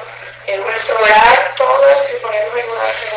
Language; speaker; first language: Spanish; native; Spanish